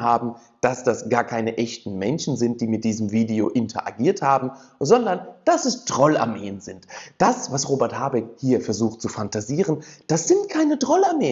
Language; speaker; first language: German; native; German